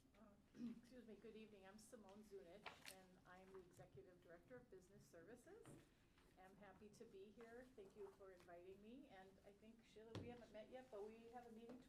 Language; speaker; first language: English; native; English